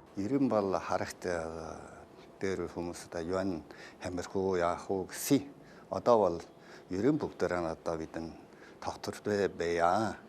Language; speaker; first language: Mongolian; native; Mongolian